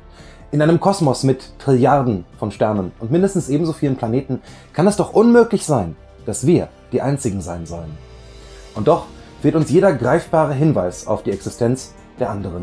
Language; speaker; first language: German; native; German